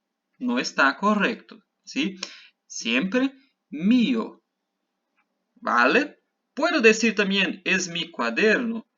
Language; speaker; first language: Spanish; non-native, fluent; Portuguese